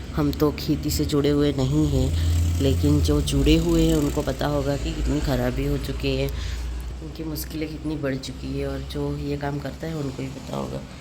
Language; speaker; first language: Hindi; non-native, local second language; Gujarati